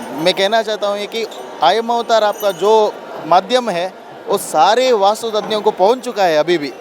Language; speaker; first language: Hindi; non-native, local second language; Konkani